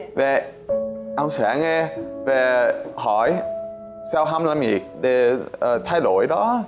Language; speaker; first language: Vietnamese; non-native, learner; English